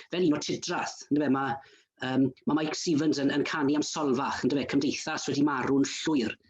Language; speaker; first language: Welsh; native; Welsh